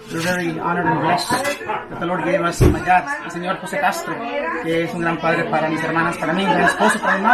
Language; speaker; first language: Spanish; early bilingual, heritage; English